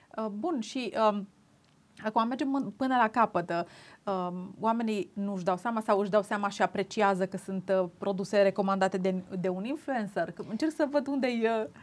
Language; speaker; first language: Romanian; native; Romanian